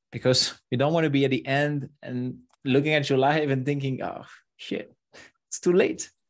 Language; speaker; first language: English; non-native, fluent; French